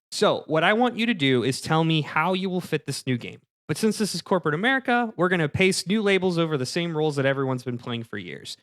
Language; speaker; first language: English; native; English